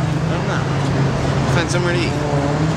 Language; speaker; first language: English; native; English